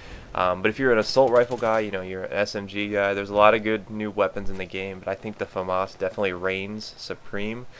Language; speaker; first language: English; native; English